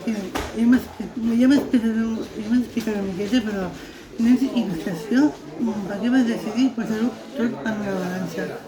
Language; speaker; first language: Catalan; non-native, local second language; Spanish